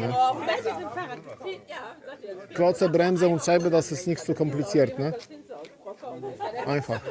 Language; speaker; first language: German; non-native, learner; Polish